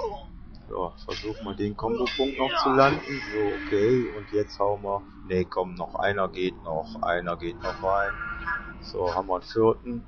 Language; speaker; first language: German; native; German